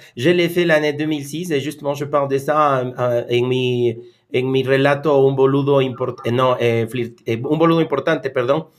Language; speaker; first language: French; non-native, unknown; Spanish